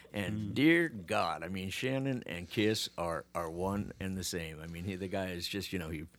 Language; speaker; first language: English; native; English